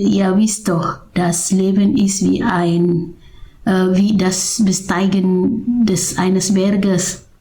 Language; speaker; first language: German; non-native, learner; Indonesian